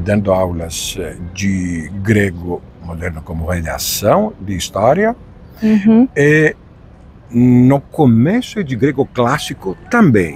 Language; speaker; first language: Portuguese; non-native, fluent; Greek